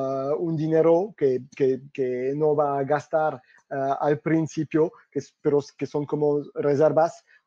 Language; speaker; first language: Spanish; non-native, fluent; French